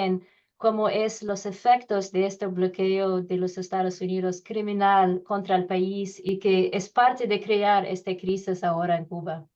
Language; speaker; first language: Spanish; non-native, learner; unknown